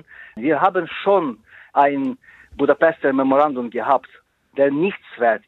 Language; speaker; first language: German; non-native, fluent; Ukrainian